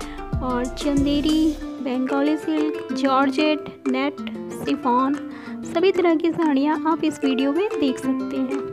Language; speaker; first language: Hindi; native; Hindi